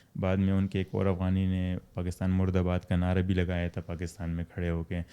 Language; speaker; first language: Urdu; non-native, local second language; Pashto